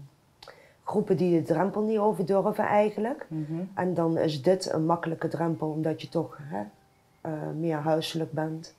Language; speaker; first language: Dutch; native; Dutch